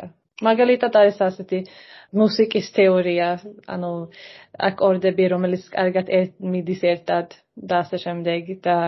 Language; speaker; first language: Georgian; early bilingual, heritage; Georgian